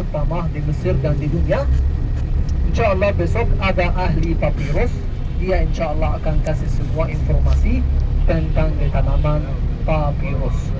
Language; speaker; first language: Indonesian; non-native, fluent; Arabic